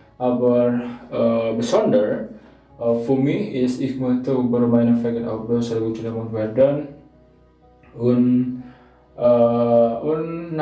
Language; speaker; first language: German; non-native, learner; Indonesian